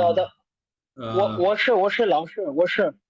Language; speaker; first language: Chinese; non-native, learner; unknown